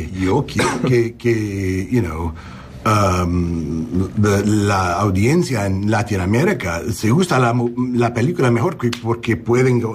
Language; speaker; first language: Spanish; early bilingual, heritage; English